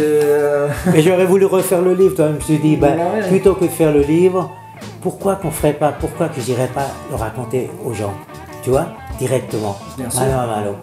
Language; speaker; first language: French; native; French